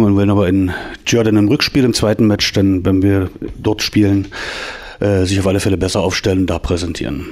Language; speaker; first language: German; native; German